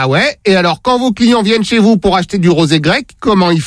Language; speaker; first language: French; native; French